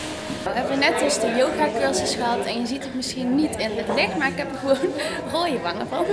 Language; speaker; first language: Dutch; native; Dutch